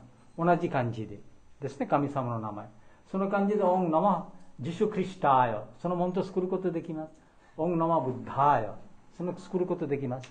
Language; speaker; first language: Japanese; non-native, fluent; Bangla